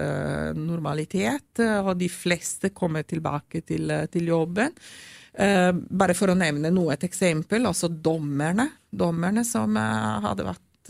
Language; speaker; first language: Norwegian; non-native, fluent; Italian